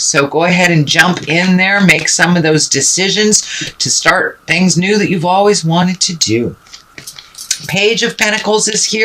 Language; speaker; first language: English; native; English